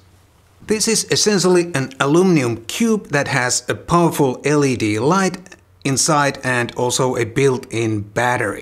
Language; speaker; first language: English; non-native, fluent; Finnish